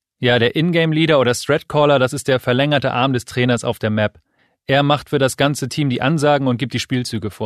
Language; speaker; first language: German; native; German